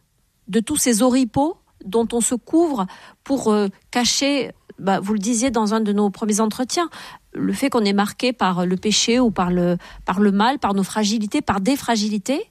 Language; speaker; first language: French; native; French